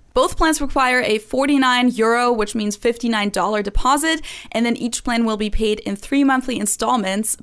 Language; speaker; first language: English; non-native, fluent; German